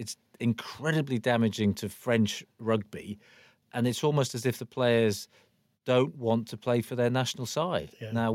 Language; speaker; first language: English; native; English